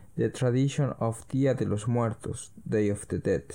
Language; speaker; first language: English; early bilingual, other home language; Spanish